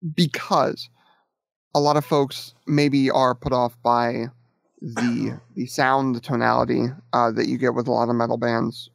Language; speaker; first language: English; native; English